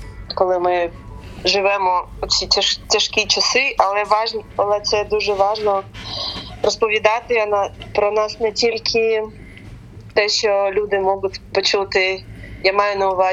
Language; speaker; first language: Ukrainian; non-native, local second language; Russian